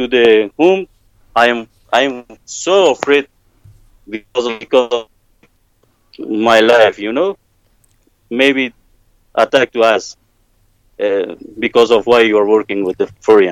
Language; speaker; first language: English; non-native, learner; Persian